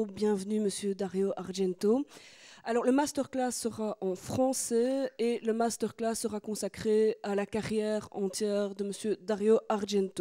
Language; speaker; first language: French; native; French